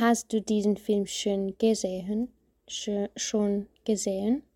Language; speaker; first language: German; non-native, learner; French